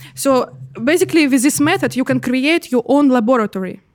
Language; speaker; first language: English; non-native, fluent; Russian